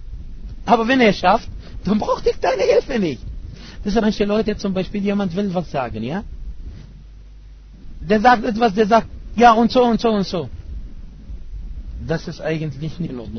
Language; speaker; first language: German; non-native, fluent; Arabic